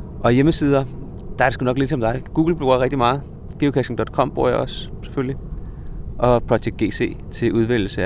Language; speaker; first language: Danish; native; Danish